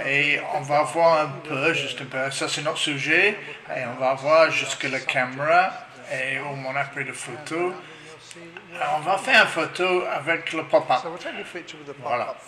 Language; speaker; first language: French; non-native, learner; English